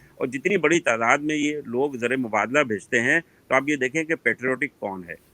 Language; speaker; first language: Urdu; native; Urdu